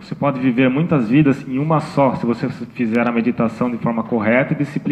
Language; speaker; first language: Portuguese; native; Portuguese